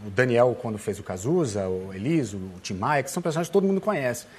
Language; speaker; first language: Portuguese; native; Portuguese